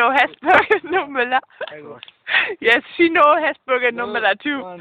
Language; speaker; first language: English; non-native, learner; German